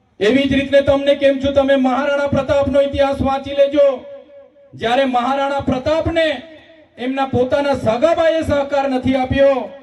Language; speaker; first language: Gujarati; non-native, local second language; Vasavi